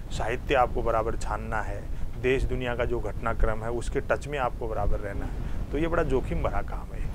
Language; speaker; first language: Hindi; native; Hindi